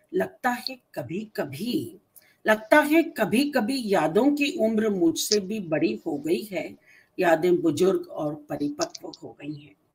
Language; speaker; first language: Hindi; native; Hindi